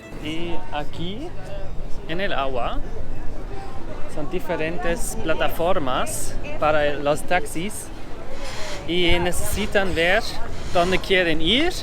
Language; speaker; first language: Spanish; non-native, learner; German